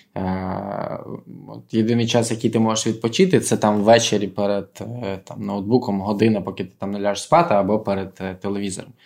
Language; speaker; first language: Ukrainian; non-native, local second language; Russian